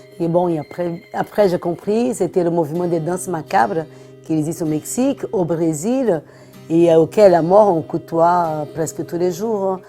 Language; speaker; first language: French; non-native, fluent; Portuguese